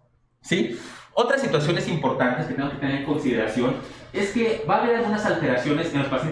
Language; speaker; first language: Spanish; native; Spanish